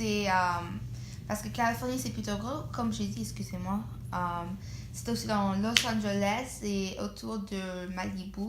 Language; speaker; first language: French; non-native, fluent; English